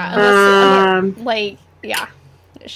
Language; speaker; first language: English; native; English